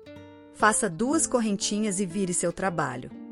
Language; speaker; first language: Portuguese; native; Portuguese